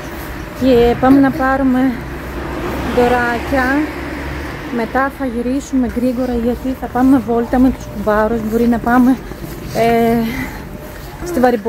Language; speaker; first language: Greek; native; Greek